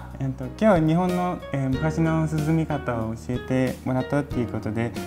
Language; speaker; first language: Japanese; non-native, fluent; English